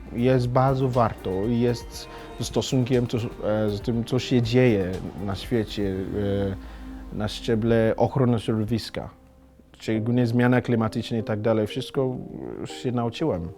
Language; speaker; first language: Polish; non-native, fluent; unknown